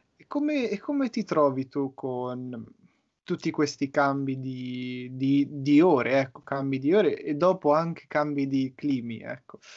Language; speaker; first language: Italian; native; Italian